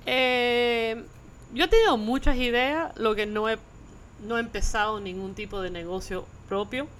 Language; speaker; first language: Spanish; early bilingual, heritage; Spanish